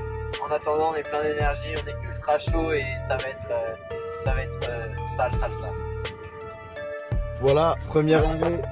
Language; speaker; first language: French; native; French